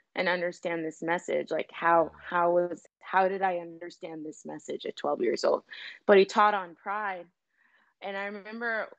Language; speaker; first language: English; native; English